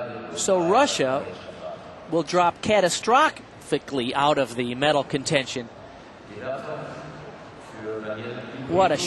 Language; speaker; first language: English; native; English